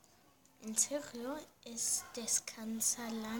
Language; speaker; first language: Spanish; early bilingual, heritage; Spanish